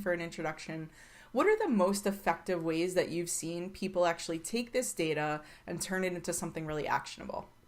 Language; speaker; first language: English; native; English